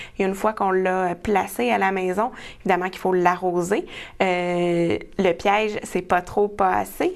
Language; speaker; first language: French; native; French